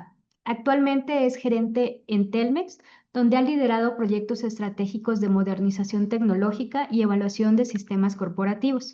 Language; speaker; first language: Spanish; native; Spanish